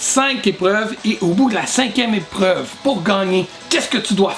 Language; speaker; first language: French; native; French